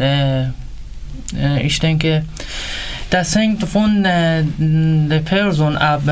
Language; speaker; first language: German; non-native, learner; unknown